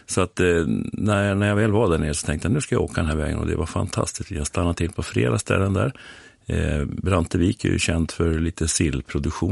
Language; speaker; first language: Swedish; native; Swedish